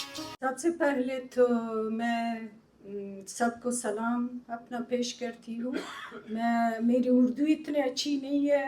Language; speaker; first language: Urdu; non-native, fluent; Persian